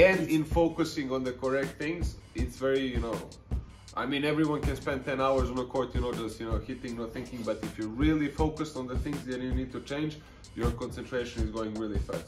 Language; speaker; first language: English; non-native, fluent; Serbian